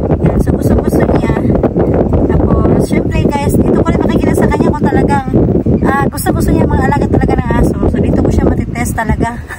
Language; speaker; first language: Filipino; non-native, local second language; Cebuano